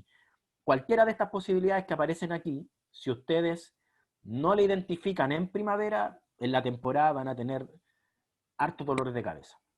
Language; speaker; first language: Spanish; native; Spanish